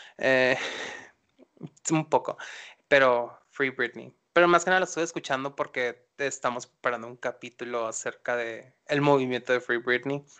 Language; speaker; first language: Spanish; native; Spanish